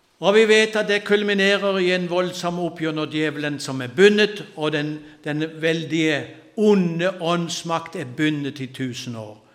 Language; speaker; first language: Norwegian; native; Norwegian